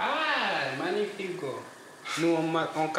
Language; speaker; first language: French; non-native, learner; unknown